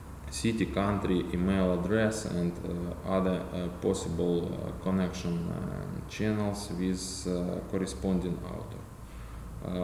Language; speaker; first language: English; non-native, fluent; Russian